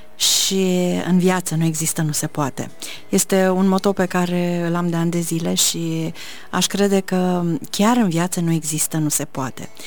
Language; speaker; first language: Romanian; native; Romanian